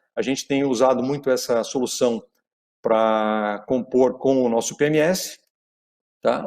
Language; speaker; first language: Portuguese; native; Portuguese